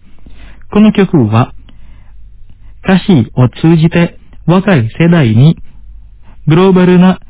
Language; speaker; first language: Japanese; non-native, fluent; Indonesian